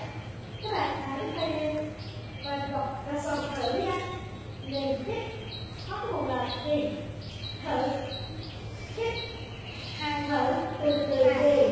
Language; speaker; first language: Vietnamese; native; Vietnamese